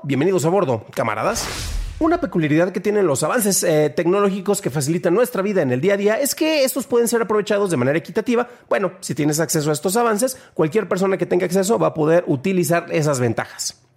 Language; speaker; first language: Spanish; native; Spanish